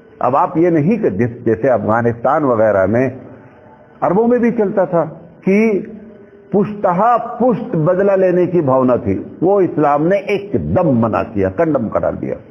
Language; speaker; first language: Urdu; native; Urdu